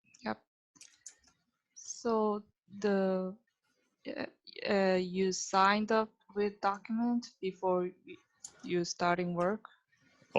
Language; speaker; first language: English; non-native, learner; Korean